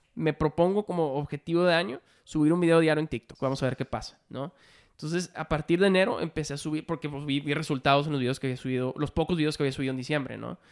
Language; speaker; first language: Spanish; native; Spanish